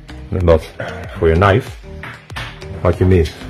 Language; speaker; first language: English; non-native, learner; Dutch